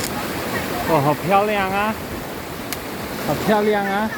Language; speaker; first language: Chinese; non-native, learner; Filipino